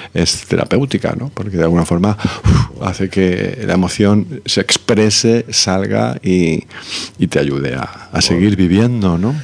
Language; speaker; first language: Spanish; native; Spanish